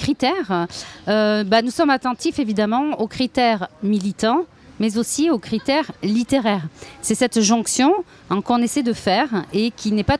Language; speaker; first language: French; native; French